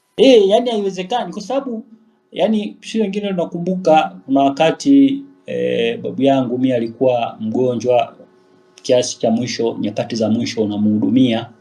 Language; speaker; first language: Swahili; native; Swahili